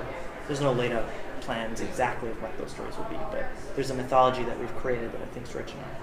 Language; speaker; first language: English; native; English